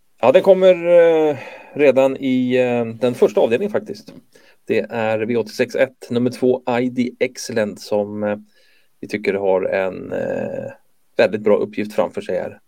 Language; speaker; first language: Swedish; native; Swedish